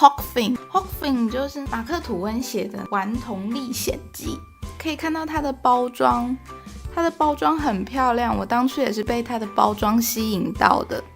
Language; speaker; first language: Chinese; native; Chinese